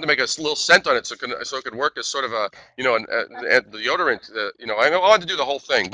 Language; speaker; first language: English; native; English